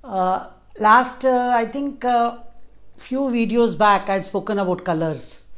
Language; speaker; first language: English; non-native, local second language; Kannada